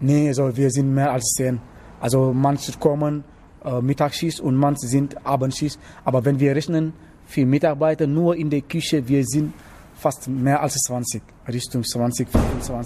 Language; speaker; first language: German; non-native, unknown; Wolof